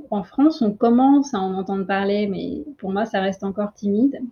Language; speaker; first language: French; early bilingual, other home language; Tamil